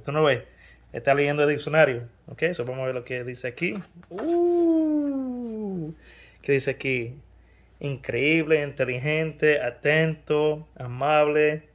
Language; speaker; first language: Spanish; early bilingual, heritage; Spanish